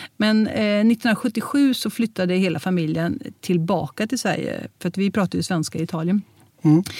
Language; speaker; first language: Swedish; early bilingual, heritage; Swedish